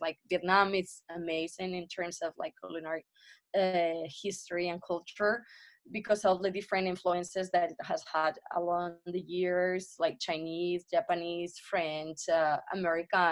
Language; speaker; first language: English; non-native, fluent; Spanish